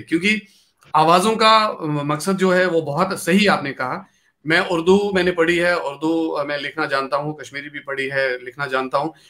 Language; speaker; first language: Hindi; non-native, local second language; Kashmiri